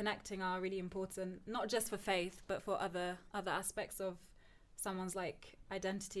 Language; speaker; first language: English; early bilingual, other home language; Turkish